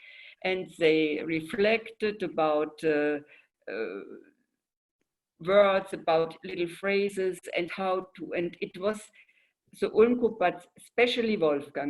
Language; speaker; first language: English; non-native, fluent; German